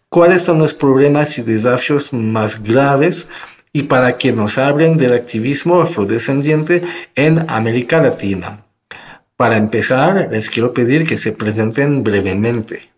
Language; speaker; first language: Spanish; non-native, fluent; French